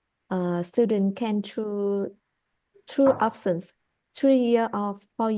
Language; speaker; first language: English; non-native, learner; Vietnamese